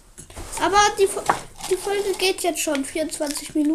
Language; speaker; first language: German; native; German